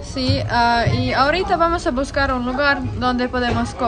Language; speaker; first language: Spanish; non-native, learner; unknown